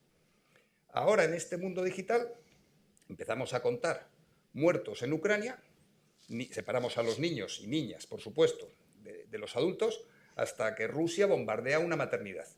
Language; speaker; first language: Spanish; native; Spanish